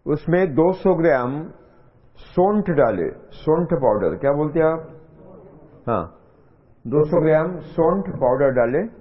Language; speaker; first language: Hindi; non-native, local second language; Marathi